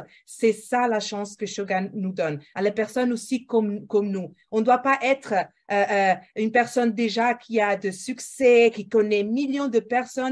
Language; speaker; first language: French; non-native, fluent; Portuguese